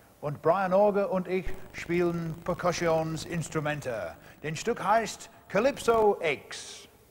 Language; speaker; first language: German; non-native, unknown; English